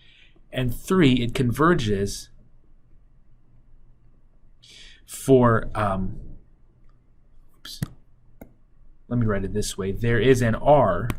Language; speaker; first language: English; native; English